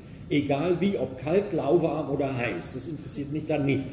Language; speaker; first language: German; native; German